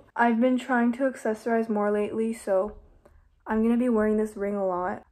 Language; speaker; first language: English; native; English